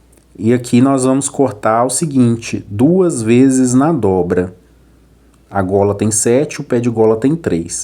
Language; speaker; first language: Portuguese; native; Portuguese